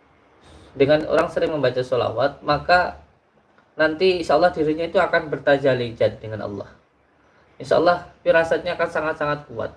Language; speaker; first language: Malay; non-native, local second language; Javanese